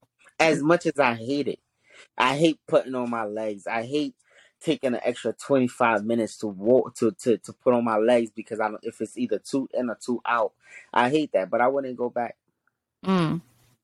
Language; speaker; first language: English; early bilingual, other home language; Haitian Creole